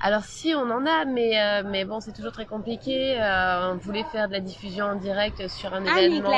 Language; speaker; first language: French; native; French